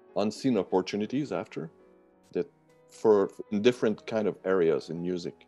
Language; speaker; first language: English; non-native, fluent; French